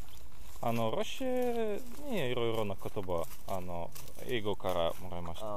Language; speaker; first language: Japanese; non-native, learner; Russian